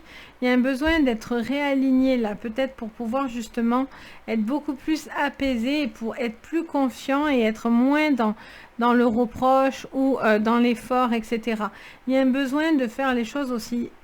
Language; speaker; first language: French; native; French